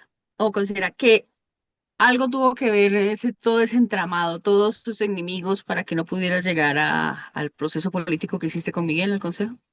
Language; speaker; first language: Spanish; native; Spanish